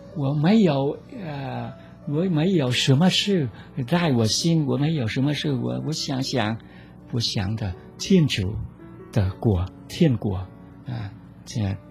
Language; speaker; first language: Chinese; non-native, learner; Vietnamese